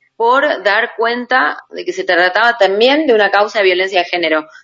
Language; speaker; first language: Spanish; native; Spanish